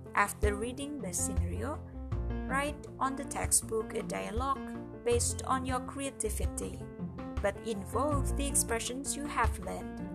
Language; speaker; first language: English; non-native, fluent; Indonesian